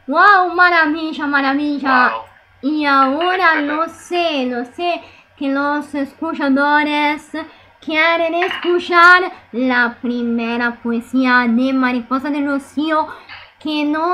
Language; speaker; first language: Spanish; non-native, fluent; Italian